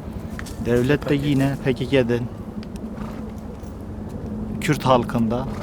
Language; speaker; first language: Turkish; non-native, local second language; Kurdish